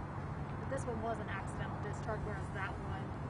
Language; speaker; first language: English; native; English